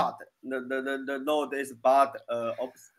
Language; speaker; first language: English; non-native, learner; Chinese